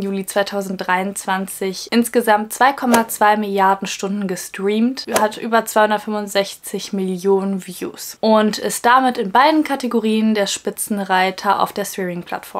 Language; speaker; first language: German; native; German